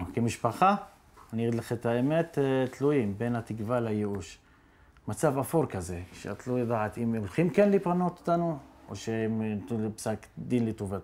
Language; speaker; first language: Hebrew; non-native, local second language; Arabic